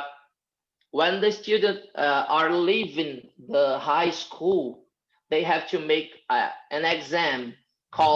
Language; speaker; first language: English; non-native, fluent; Portuguese